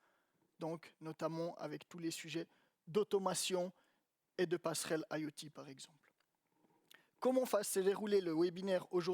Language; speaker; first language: French; native; French